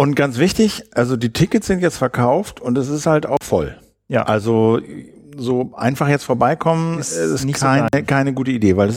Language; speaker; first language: German; native; German